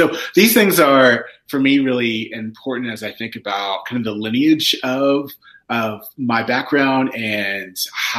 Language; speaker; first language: English; native; English